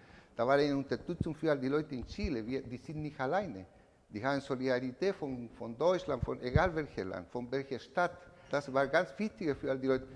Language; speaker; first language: German; non-native, learner; Spanish